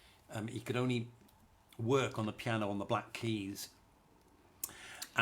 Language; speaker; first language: English; native; English